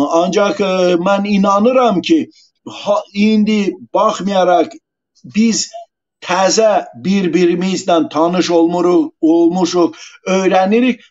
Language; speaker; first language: Azerbaijani; non-native, local second language; Talysh